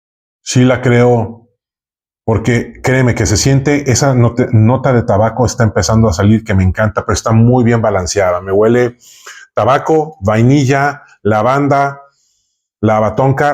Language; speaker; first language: Spanish; native; Spanish